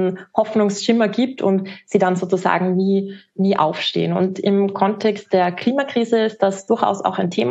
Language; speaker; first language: German; native; German